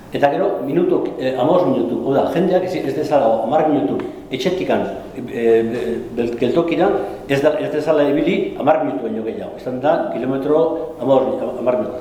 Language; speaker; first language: Basque; non-native, local second language; Spanish